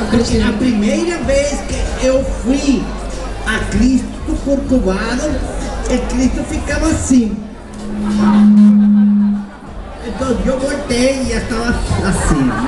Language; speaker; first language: Portuguese; non-native, learner; Spanish